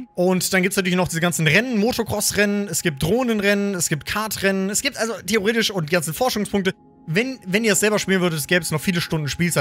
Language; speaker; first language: German; native; German